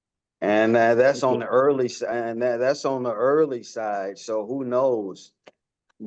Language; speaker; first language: English; native; English